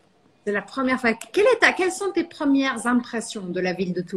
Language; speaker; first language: French; non-native, fluent; Portuguese